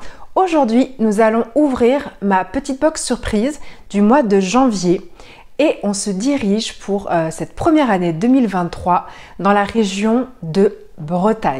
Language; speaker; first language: French; native; French